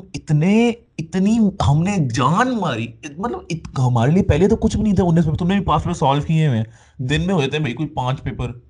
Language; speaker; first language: Urdu; native; Urdu